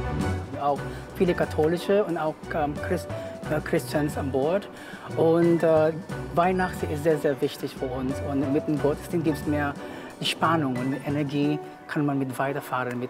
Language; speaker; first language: German; non-native, learner; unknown